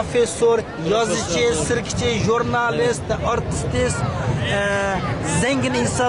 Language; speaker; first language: Turkish; non-native, learner; Uyghur